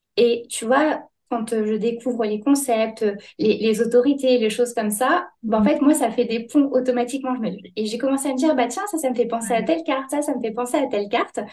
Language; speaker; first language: French; native; French